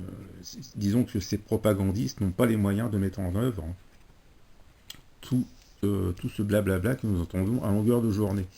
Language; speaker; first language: French; native; French